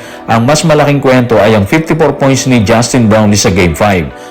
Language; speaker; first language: Filipino; native; Filipino